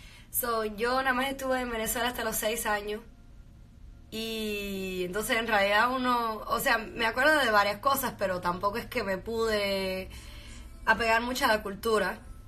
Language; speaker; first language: Spanish; native; Spanish